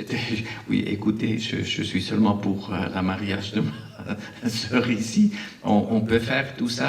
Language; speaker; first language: French; non-native, local second language; Arabic